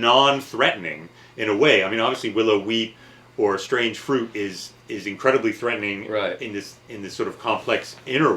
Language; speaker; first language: English; native; English